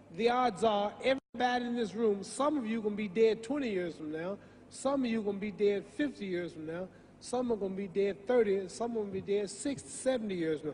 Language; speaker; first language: English; native; English